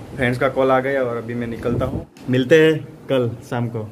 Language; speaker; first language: Hindi; non-native, local second language; Gujarati